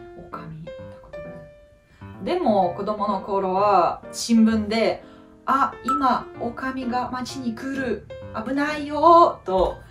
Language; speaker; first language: Japanese; non-native, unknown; Russian